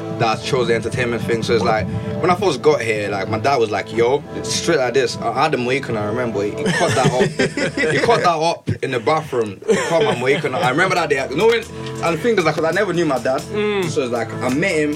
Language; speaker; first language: English; non-native, local second language; Yoruba